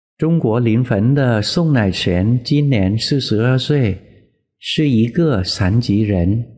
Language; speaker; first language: Chinese; non-native, fluent; Vietnamese